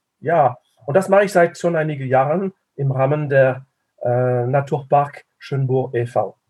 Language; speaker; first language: German; non-native, fluent; French